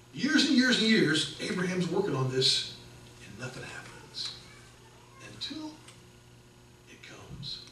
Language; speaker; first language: English; native; English